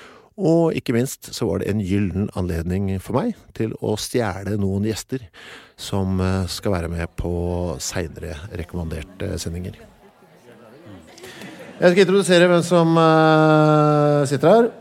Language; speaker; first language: Norwegian; native; Norwegian